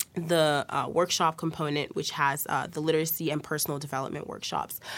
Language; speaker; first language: English; early bilingual, other home language; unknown